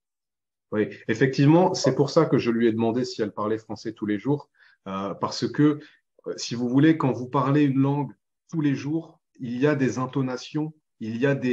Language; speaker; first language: French; native; French